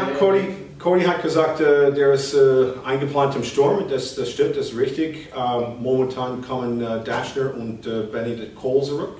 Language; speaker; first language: German; non-native, fluent; English